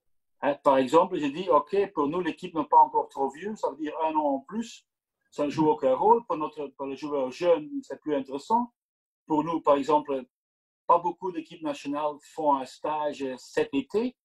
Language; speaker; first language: French; non-native, local second language; Dutch